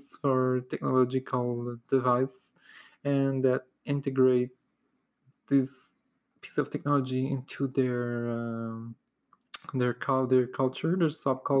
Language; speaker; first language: English; non-native, fluent; French